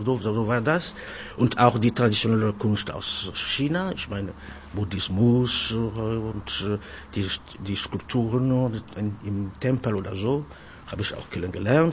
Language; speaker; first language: German; non-native, fluent; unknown